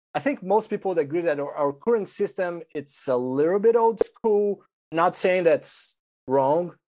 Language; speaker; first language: English; non-native, fluent; Portuguese